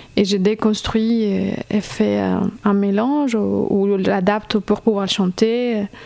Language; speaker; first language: French; non-native, fluent; Spanish